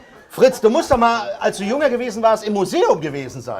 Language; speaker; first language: German; native; German